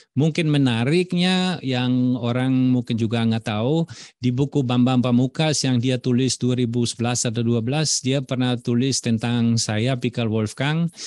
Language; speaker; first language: Indonesian; non-native, fluent; German